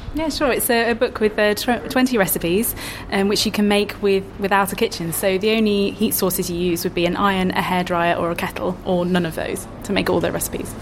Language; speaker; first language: English; native; English